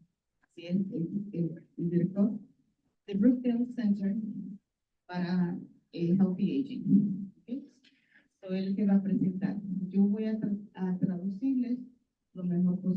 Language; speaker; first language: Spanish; early bilingual, heritage; Spanish